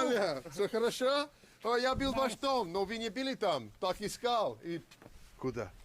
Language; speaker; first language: Russian; non-native, learner; English